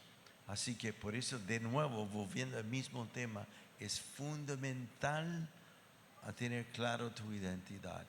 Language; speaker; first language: Spanish; non-native, fluent; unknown